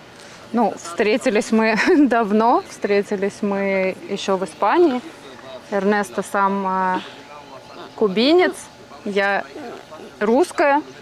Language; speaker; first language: Russian; native; Russian